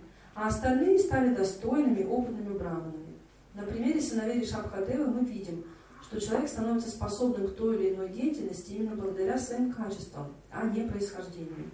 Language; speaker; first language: Russian; native; Russian